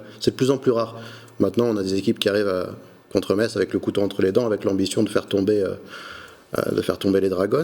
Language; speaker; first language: French; native; French